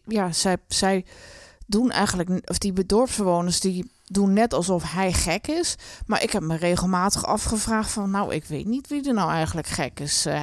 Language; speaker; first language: Dutch; native; Dutch